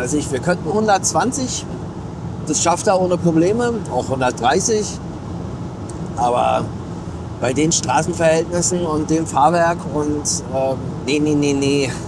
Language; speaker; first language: German; native; German